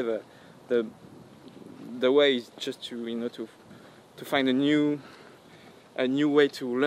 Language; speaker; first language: English; non-native, fluent; French